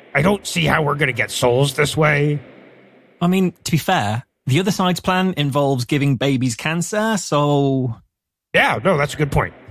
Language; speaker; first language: English; native; English